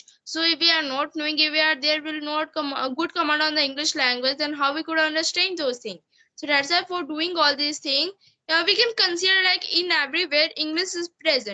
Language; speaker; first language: English; non-native, learner; Hindi